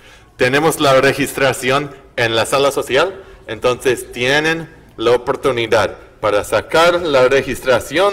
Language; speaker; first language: Spanish; non-native, fluent; English